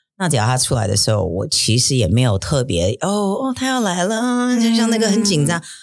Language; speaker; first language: Chinese; early bilingual, heritage; Chinese